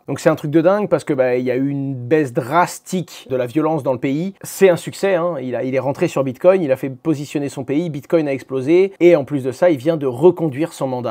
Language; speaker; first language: French; native; French